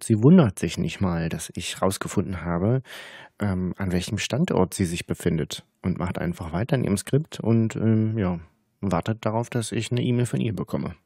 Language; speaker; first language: German; native; German